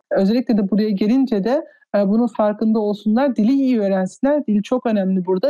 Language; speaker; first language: Turkish; early bilingual, heritage; Turkish